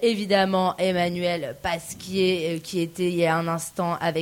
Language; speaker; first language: French; native; French